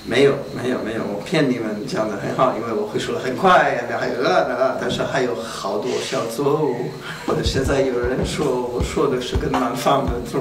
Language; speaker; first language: Chinese; non-native, learner; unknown